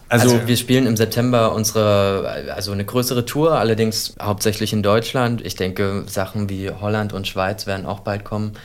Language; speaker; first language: German; native; German